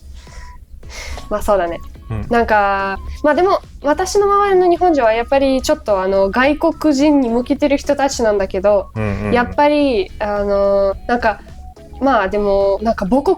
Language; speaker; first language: Japanese; non-native, fluent; Ukrainian